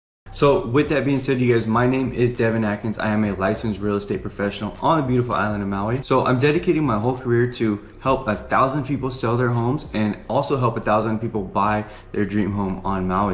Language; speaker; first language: English; native; English